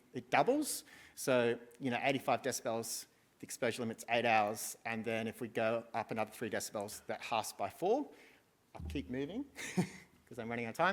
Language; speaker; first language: English; native; English